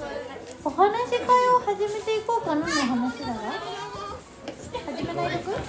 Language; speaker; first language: Japanese; native; Japanese